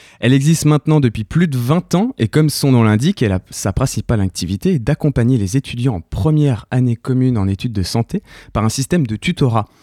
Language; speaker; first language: French; native; French